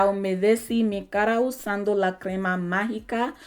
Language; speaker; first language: Spanish; non-native, learner; English